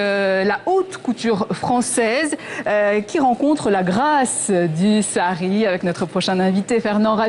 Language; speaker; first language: French; native; French